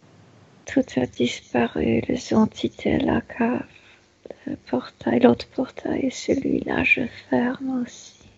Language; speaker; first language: French; non-native, fluent; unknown